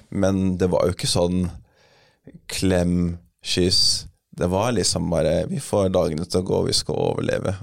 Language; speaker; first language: Norwegian; early bilingual, other home language; English